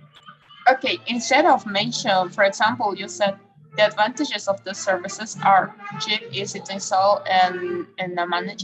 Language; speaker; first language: English; non-native, fluent; Spanish